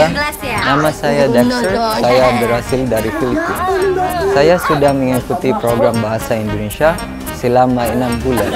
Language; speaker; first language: Indonesian; non-native, learner; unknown